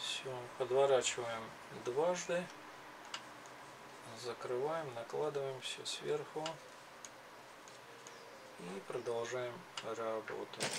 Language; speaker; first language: Russian; native; Russian